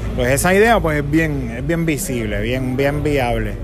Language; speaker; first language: Spanish; native; Spanish